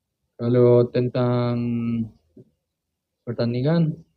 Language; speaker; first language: Indonesian; non-native, fluent; Spanish